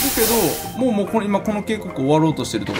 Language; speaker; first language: Japanese; native; Japanese